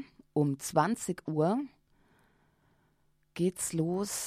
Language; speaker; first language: German; native; German